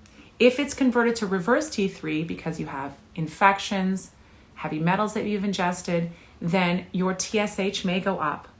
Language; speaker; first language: English; native; English